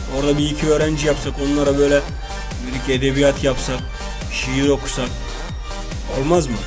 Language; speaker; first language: Turkish; native; Turkish